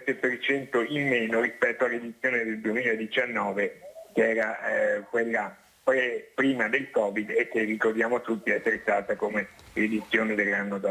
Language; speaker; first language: Italian; native; Italian